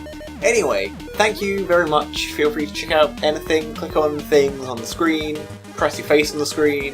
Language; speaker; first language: English; native; English